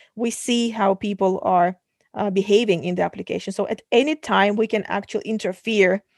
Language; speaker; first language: English; non-native, fluent; Russian